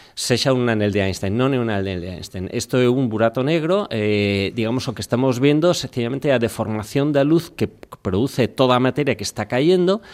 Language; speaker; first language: Galician; non-native, local second language; Spanish